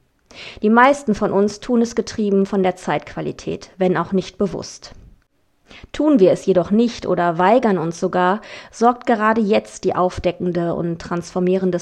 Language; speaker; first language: German; native; German